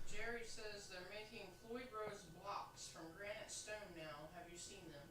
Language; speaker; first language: English; native; English